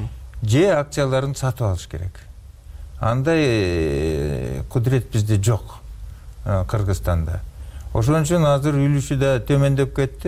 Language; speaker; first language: Kyrgyz; native; Kyrgyz